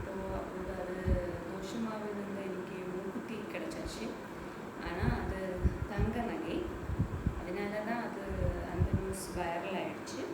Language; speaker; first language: Tamil; non-native, learner; Malayalam